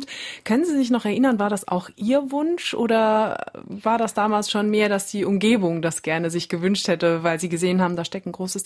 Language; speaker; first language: German; native; German